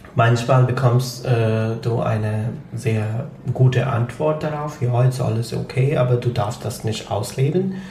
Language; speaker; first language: German; non-native, fluent; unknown